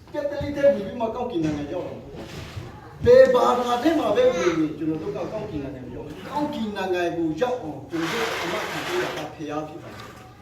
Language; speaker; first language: Burmese; non-native, local second language; Lahu